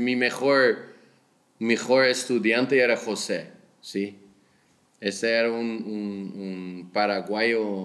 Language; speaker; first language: Spanish; non-native, learner; Dutch